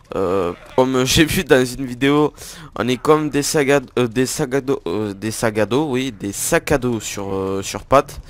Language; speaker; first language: French; native; French